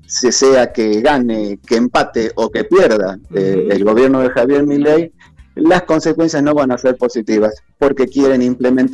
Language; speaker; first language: Spanish; native; Spanish